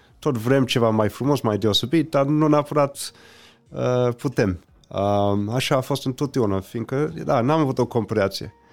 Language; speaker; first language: Romanian; non-native, fluent; English